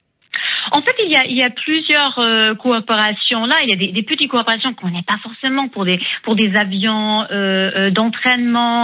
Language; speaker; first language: French; non-native, fluent; German